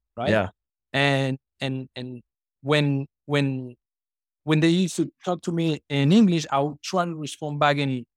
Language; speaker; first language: English; non-native, fluent; Spanish